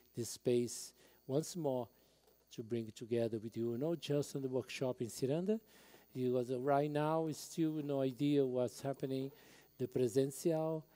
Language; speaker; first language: English; non-native, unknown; Portuguese